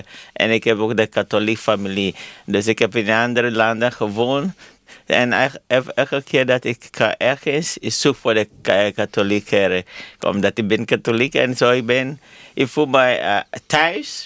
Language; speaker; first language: Dutch; non-native, learner; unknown